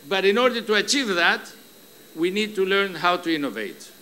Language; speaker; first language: English; non-native, fluent; Greek